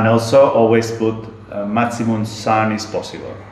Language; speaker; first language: English; non-native, learner; Spanish